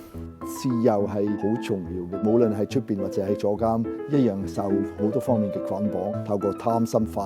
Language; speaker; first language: Cantonese; non-native, fluent; German